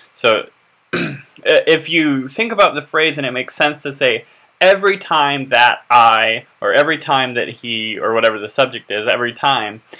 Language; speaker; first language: English; native; English